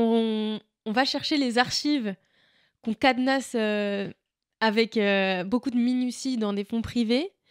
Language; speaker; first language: French; native; French